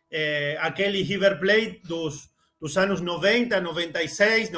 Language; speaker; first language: Portuguese; non-native, learner; Spanish